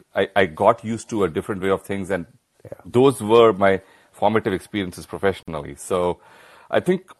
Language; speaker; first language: English; non-native, local second language; Hindi